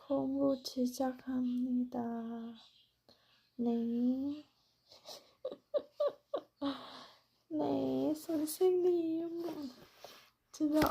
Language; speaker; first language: Korean; non-native, learner; Thai